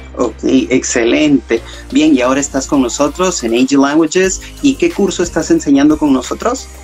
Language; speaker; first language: Spanish; native; Spanish